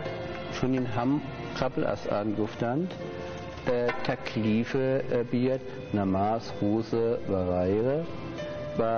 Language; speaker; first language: Persian; non-native, learner; German